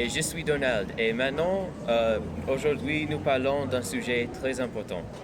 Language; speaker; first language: French; non-native, learner; English